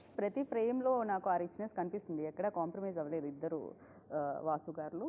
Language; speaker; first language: Telugu; native; Telugu